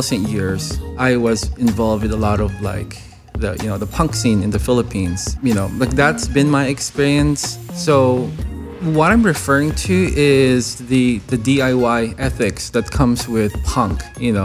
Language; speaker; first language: English; non-native, local second language; Filipino